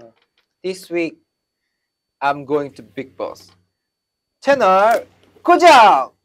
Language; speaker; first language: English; non-native, learner; Korean